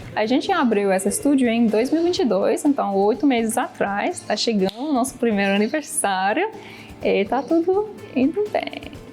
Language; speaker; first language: Portuguese; non-native, fluent; English